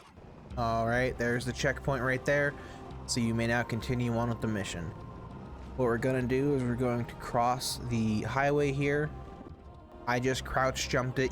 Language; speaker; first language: English; native; English